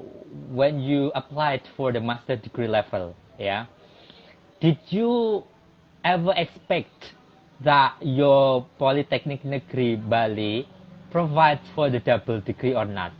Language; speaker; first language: English; non-native, local second language; Indonesian